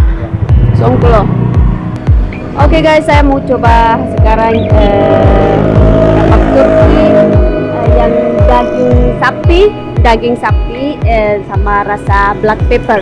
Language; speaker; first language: Indonesian; non-native, learner; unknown